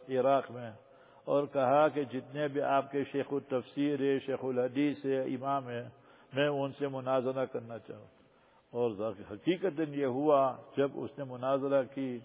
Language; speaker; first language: Urdu; non-native, local second language; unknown